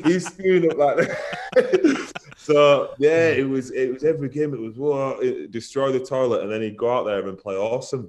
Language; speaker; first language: English; native; English